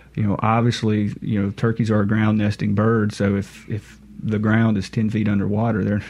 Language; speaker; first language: English; native; English